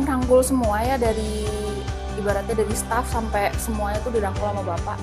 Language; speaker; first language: Indonesian; native; Indonesian